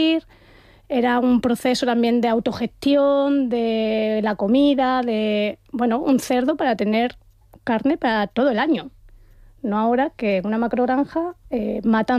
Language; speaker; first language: Spanish; native; Spanish